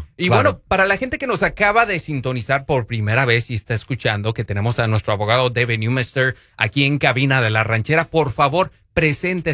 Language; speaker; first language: Spanish; native; Spanish